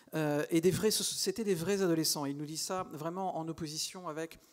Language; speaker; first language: French; native; French